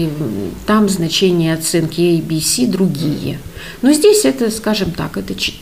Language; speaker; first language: Russian; native; Russian